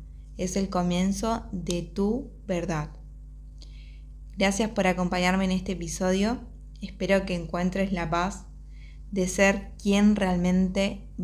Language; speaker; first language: Spanish; native; Spanish